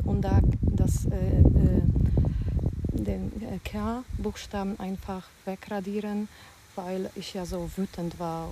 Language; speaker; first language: German; non-native, fluent; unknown